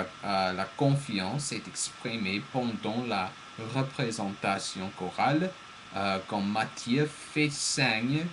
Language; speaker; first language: French; non-native, learner; English